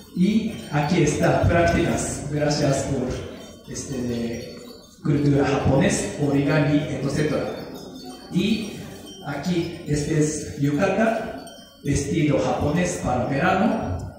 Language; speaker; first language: Spanish; non-native, learner; Japanese